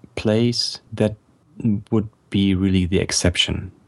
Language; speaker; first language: English; non-native, fluent; German